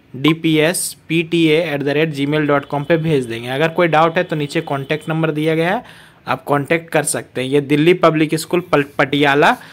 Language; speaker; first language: Hindi; native; Hindi